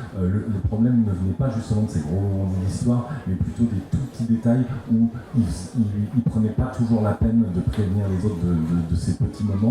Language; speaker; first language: French; native; French